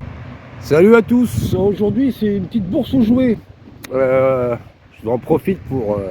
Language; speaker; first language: French; native; French